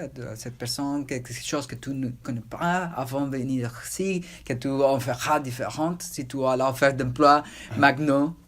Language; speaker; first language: French; non-native, learner; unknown